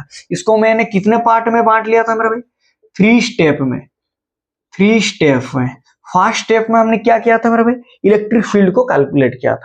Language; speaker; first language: Hindi; non-native, local second language; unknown